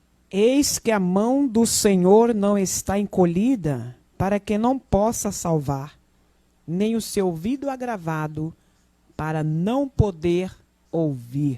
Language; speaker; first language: Portuguese; native; Portuguese